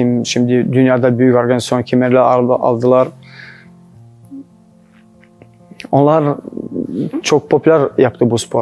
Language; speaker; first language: Turkish; non-native, learner; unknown